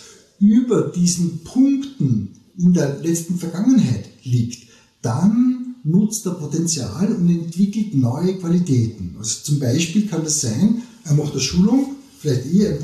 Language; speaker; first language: German; native; German